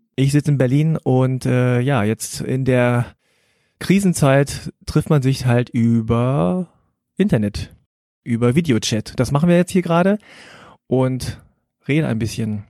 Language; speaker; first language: German; native; German